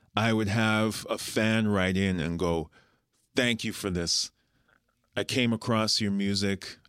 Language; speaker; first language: English; native; English